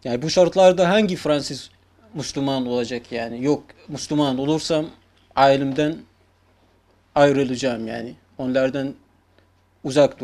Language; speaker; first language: Turkish; non-native, fluent; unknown